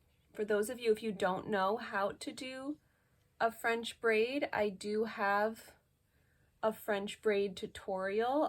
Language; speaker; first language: English; native; English